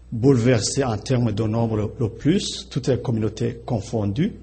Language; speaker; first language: French; non-native, local second language; Rundi